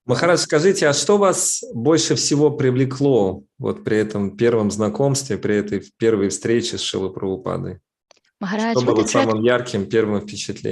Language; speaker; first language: Russian; native; Russian